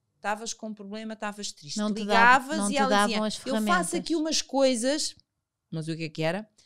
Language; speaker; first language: Portuguese; native; Portuguese